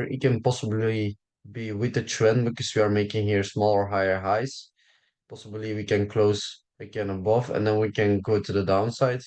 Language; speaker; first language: English; non-native, fluent; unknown